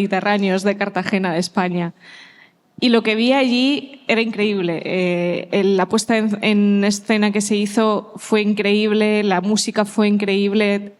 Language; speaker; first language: Spanish; early bilingual, other home language; Ukrainian